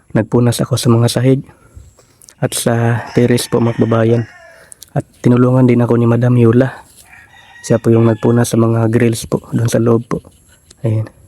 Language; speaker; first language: Filipino; non-native, local second language; Cebuano